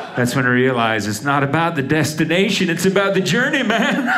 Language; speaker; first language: English; native; English